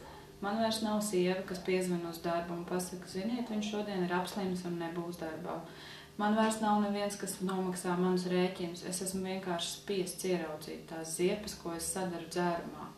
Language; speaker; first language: Latvian; native; Latvian